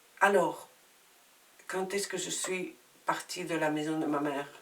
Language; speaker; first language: French; non-native, fluent; Spanish